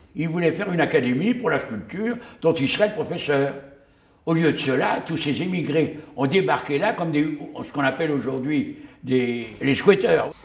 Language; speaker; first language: French; early bilingual, other home language; Yiddish